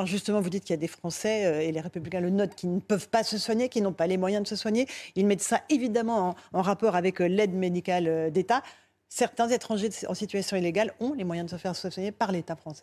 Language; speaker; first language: French; native; French